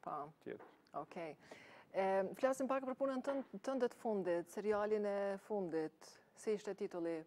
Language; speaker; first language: Albanian; native; Albanian